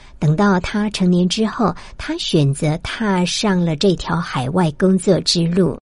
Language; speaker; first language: Chinese; native; Chinese